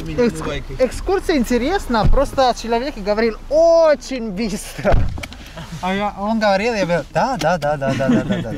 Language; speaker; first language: Russian; non-native, learner; Italian